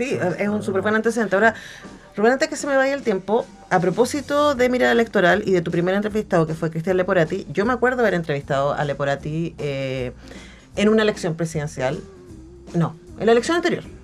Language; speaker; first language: Spanish; native; Spanish